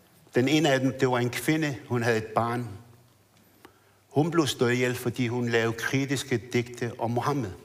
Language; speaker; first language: Danish; early bilingual, other home language; Arabic